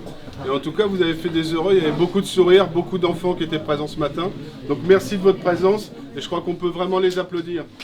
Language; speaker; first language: French; native; French